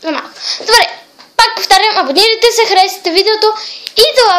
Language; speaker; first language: Bulgarian; early bilingual, heritage; Bulgarian